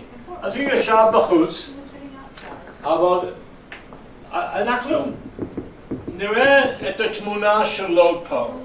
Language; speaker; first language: Hebrew; non-native, fluent; English